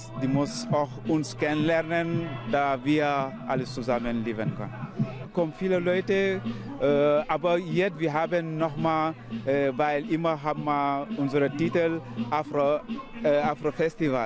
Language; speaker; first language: German; non-native, learner; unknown